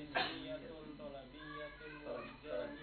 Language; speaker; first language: Arabic; non-native, learner; Indonesian